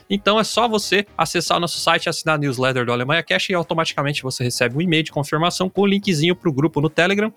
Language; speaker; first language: Portuguese; native; Portuguese